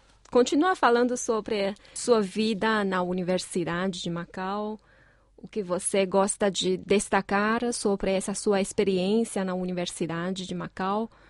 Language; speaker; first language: Portuguese; non-native, fluent; Chinese